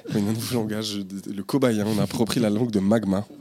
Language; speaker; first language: French; native; French